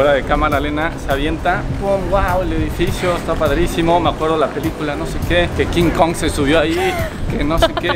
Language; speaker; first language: Spanish; native; Spanish